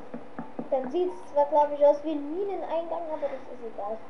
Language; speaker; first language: German; native; German